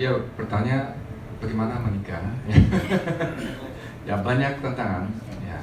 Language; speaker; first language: Indonesian; non-native, learner; Korean